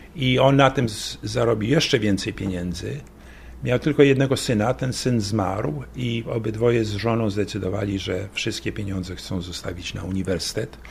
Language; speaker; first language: Polish; early bilingual, heritage; Polish